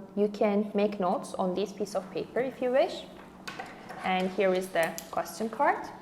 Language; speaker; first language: English; non-native, fluent; Azerbaijani